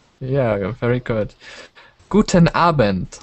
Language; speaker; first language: English; non-native, learner; German